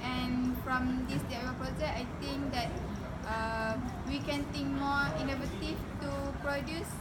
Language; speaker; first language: English; non-native, local second language; Malay